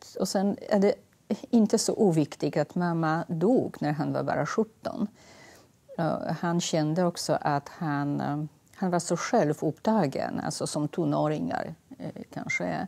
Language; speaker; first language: Swedish; non-native, fluent; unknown